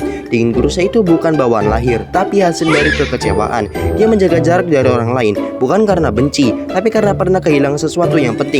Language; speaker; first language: Indonesian; native; Indonesian